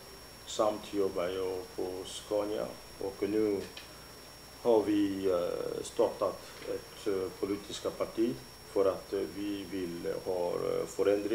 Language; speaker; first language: Swedish; non-native, fluent; Lingala